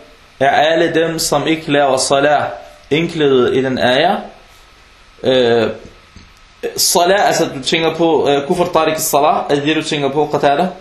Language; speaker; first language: Danish; non-native, fluent; Arabic